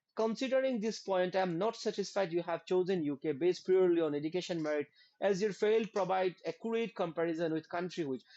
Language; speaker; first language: English; non-native, local second language; Bangla